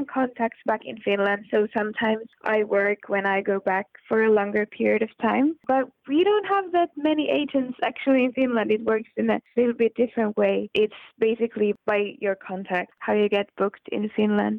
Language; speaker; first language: English; non-native, fluent; Finnish